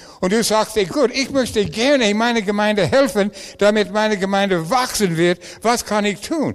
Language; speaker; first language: German; non-native, learner; English